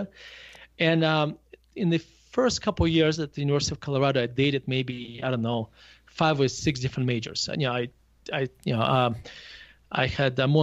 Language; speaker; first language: English; non-native, fluent; Russian